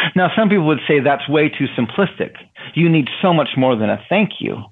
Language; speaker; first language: English; native; English